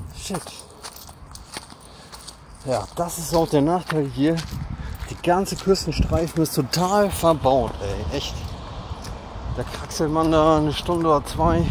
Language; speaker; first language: German; native; German